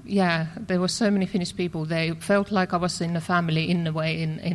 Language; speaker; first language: English; non-native, fluent; Finnish